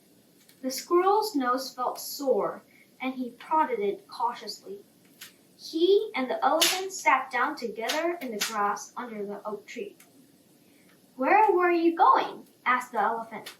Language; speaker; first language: English; non-native, fluent; Korean